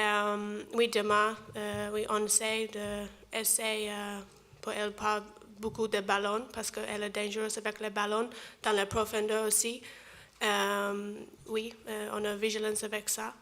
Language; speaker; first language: French; non-native, learner; English